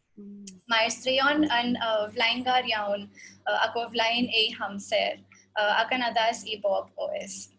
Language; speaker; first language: Welsh; non-native, fluent; Hindi